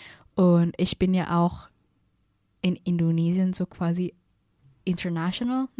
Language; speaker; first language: German; non-native, fluent; Indonesian